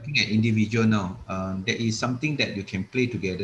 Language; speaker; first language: English; non-native, local second language; Malay